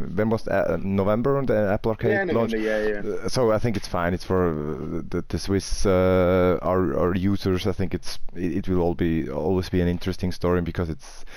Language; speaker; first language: English; non-native, fluent; German